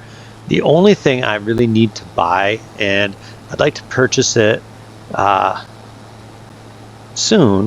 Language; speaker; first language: English; native; English